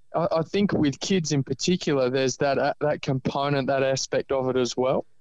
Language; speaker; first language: English; native; English